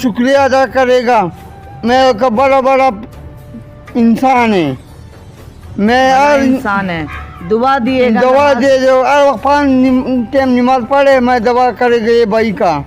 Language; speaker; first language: Hindi; non-native, local second language; Pashto